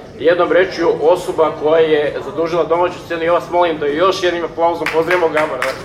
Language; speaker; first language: Serbian; native; Serbian